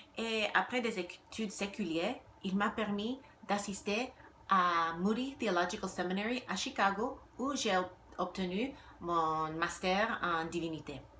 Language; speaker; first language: French; non-native, fluent; Spanish